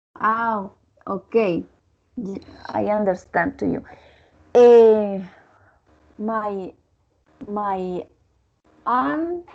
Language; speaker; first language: English; non-native, learner; Spanish